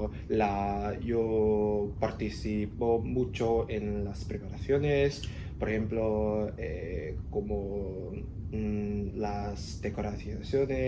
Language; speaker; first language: Spanish; non-native, learner; Cantonese